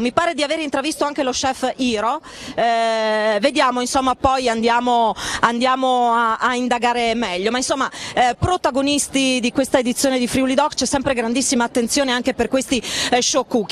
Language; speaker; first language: Italian; native; Italian